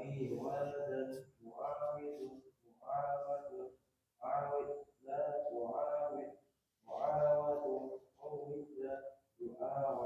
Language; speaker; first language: Arabic; non-native, learner; Indonesian